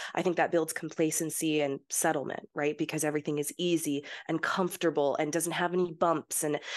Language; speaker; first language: English; early bilingual, heritage; English